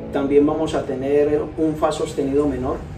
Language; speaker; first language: Spanish; native; Spanish